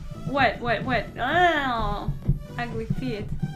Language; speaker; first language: English; non-native, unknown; Russian